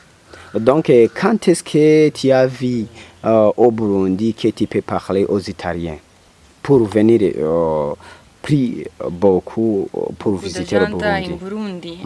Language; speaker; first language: French; non-native, local second language; Rundi